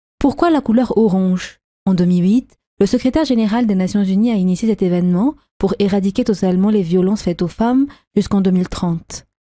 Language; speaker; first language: French; non-native, local second language; Malagasy